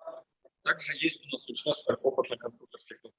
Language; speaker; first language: Russian; native; Russian